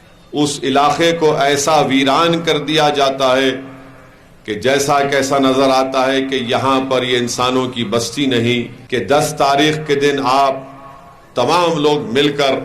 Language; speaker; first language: Urdu; native; Urdu